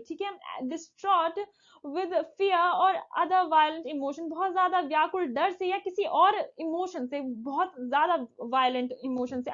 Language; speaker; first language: Hindi; native; Hindi